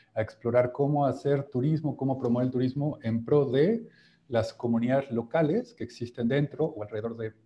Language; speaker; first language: Spanish; native; Spanish